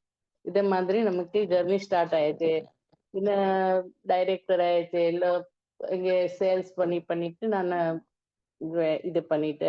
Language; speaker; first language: Tamil; non-native, learner; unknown